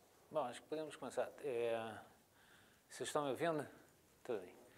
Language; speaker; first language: Portuguese; native; Portuguese